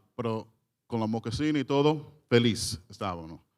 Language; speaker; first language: Spanish; early bilingual, heritage; Spanish